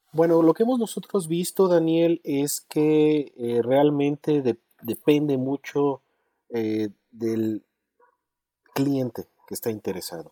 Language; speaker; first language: Spanish; native; Spanish